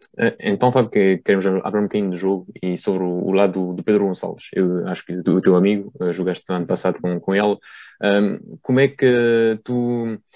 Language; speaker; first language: Portuguese; early bilingual, heritage; Portuguese